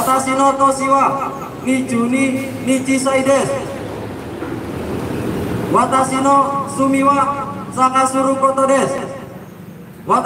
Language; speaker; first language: Japanese; non-native, learner; Indonesian